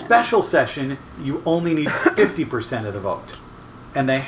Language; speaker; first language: English; native; English